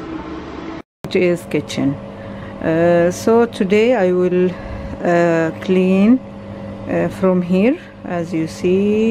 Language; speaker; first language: English; non-native, learner; Arabic